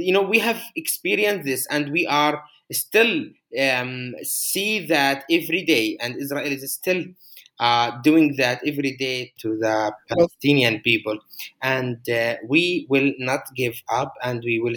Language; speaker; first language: English; non-native, fluent; Arabic